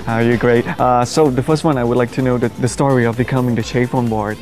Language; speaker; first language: English; non-native, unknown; Thai